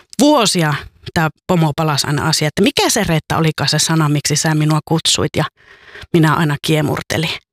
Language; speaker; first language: Finnish; native; Finnish